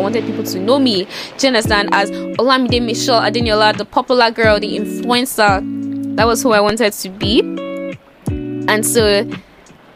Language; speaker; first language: English; non-native, local second language; Yoruba